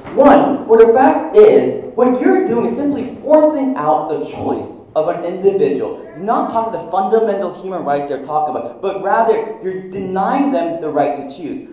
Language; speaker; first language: English; non-native, fluent; Korean